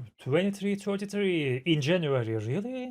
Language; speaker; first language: English; non-native, fluent; Turkish